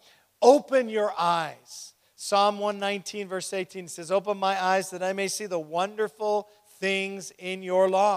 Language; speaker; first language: English; native; English